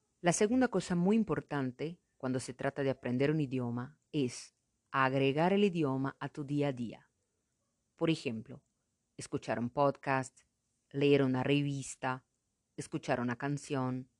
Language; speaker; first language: Spanish; non-native, fluent; Portuguese